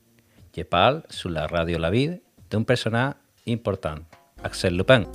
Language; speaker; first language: French; non-native, learner; Spanish